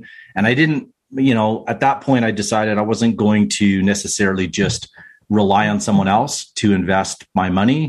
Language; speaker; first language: English; native; English